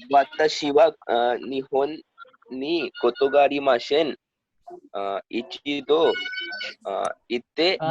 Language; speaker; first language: Japanese; non-native, learner; Hindi